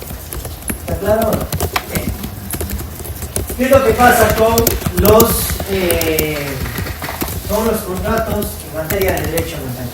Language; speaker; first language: Spanish; native; Spanish